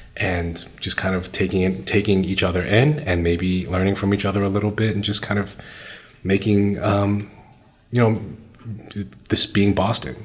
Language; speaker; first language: English; native; English